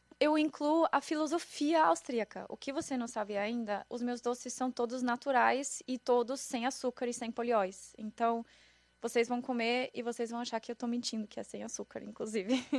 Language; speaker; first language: Portuguese; non-native, fluent; German